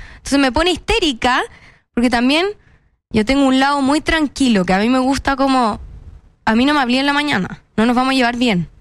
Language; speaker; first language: Spanish; native; Spanish